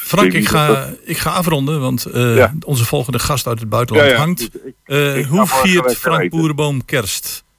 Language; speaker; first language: Dutch; native; Dutch